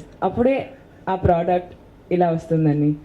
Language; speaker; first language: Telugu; non-native, learner; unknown